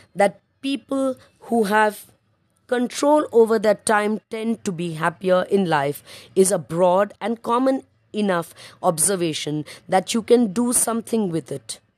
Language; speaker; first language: English; non-native, local second language; Marathi